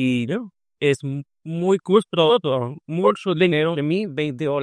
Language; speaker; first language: Spanish; early bilingual, heritage; Spanish